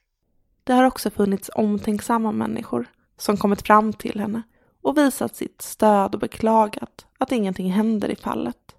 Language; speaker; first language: Swedish; native; Swedish